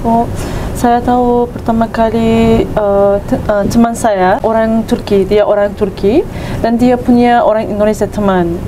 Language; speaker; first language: Indonesian; non-native, learner; Turkish